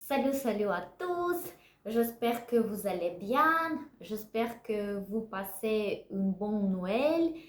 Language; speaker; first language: French; non-native, learner; Russian